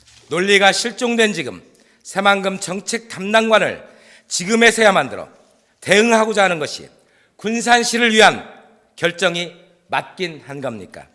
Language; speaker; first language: Korean; native; Korean